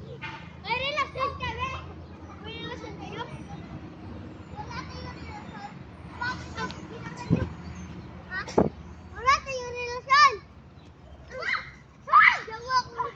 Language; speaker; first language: Filipino; non-native, local second language; Cebuano